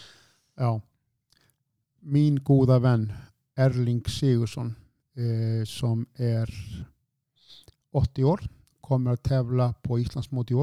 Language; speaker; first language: Swedish; non-native, fluent; Icelandic